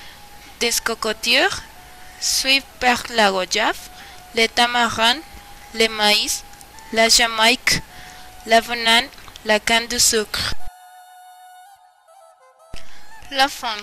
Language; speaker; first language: French; non-native, learner; Spanish